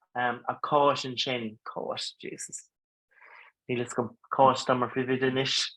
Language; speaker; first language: Irish; non-native, local second language; English